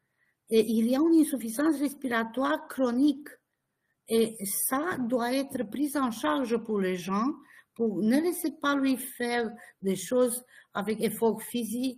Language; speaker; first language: French; non-native, fluent; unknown